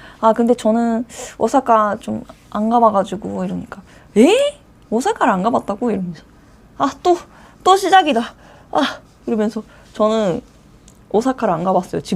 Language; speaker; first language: Korean; non-native, fluent; Japanese